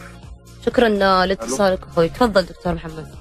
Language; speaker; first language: Arabic; native; Arabic